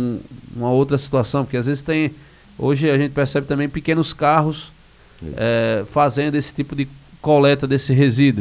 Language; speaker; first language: Portuguese; native; Portuguese